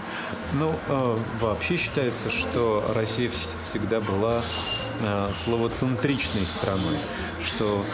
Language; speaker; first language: Russian; native; Russian